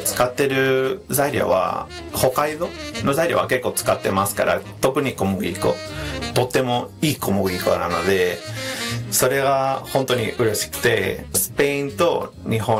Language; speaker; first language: Japanese; non-native, fluent; Spanish